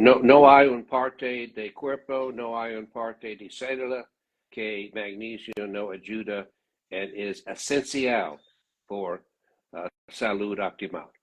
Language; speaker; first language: Spanish; non-native, learner; English